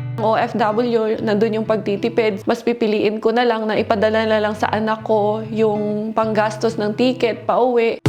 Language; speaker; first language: Filipino; non-native, local second language; Cebuano